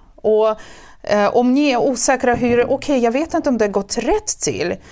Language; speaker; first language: Swedish; non-native, fluent; Russian